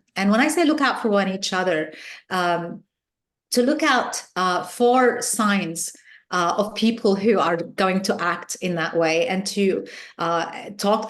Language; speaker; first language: English; non-native, fluent; Arabic